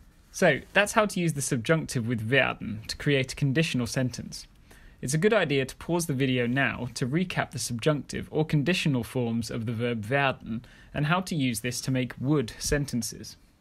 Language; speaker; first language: English; native; English